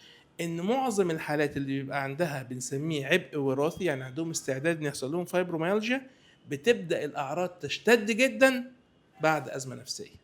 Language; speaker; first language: Arabic; native; Arabic